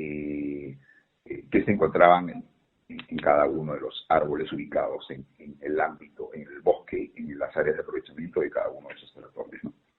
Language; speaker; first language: Spanish; native; Spanish